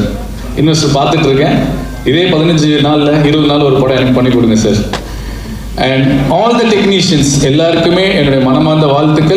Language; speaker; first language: Tamil; native; Tamil